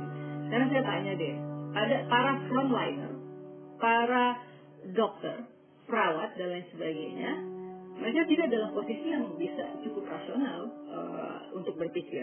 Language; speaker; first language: Indonesian; native; Indonesian